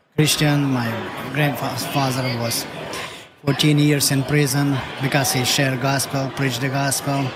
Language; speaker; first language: English; non-native, learner; Ukrainian